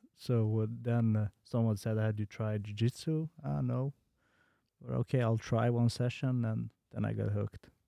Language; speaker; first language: English; non-native, fluent; Bosnian